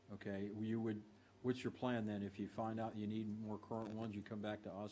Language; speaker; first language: English; native; English